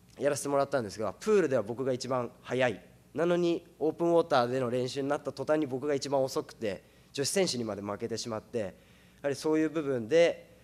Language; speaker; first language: Japanese; native; Japanese